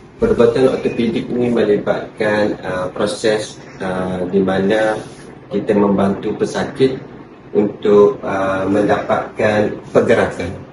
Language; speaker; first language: Malay; native; Malay